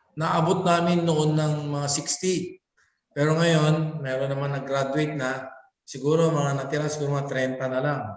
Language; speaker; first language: Filipino; non-native, local second language; Iloko